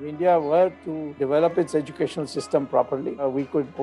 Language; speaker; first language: English; non-native, local second language; Tamil